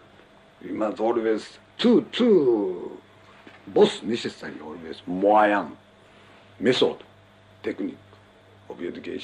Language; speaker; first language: English; non-native, learner; Japanese